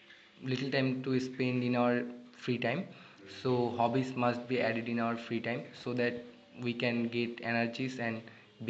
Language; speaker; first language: English; non-native, learner; Bangla